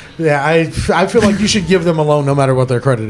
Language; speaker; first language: English; native; English